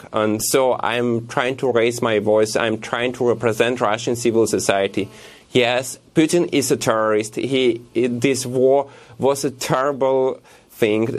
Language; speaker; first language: English; non-native, fluent; Russian